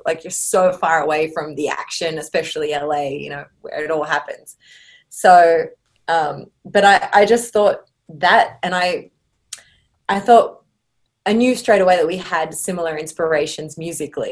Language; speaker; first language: English; native; English